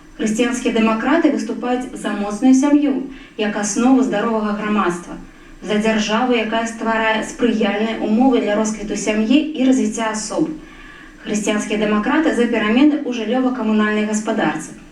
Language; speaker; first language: Belarusian; non-native, local second language; Russian